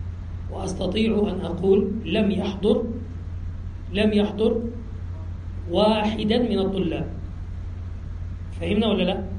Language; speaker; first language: Arabic; native; Arabic